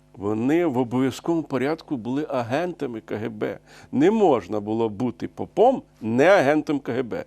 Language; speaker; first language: Ukrainian; native; Ukrainian